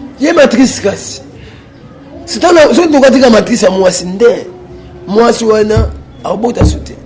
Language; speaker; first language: Lingala; non-native, local second language; Kongo